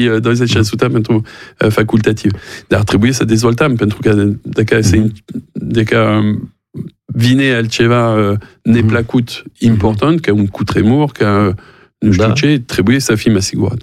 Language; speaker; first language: Romanian; non-native, learner; French